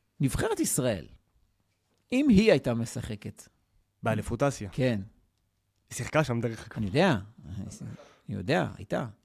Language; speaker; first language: Hebrew; native; Hebrew